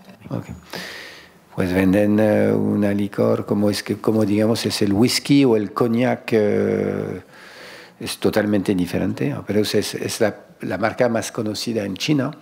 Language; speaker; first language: Spanish; non-native, fluent; French